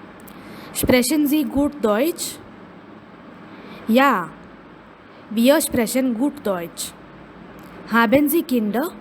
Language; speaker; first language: German; non-native, fluent; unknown